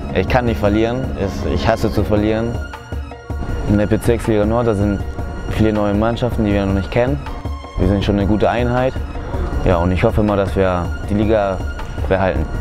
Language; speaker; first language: German; early bilingual, other home language; Spanish